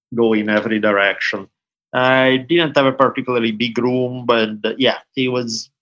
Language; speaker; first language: English; non-native, fluent; Italian